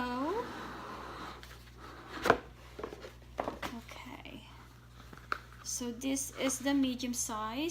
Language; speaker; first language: English; non-native, fluent; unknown